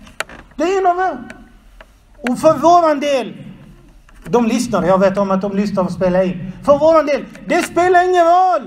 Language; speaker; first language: Swedish; non-native, fluent; Arabic